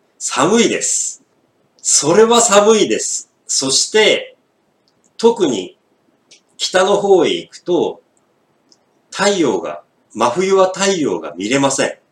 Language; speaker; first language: Japanese; native; Japanese